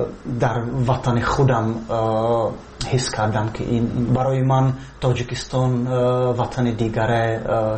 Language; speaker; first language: Persian; non-native, fluent; Czech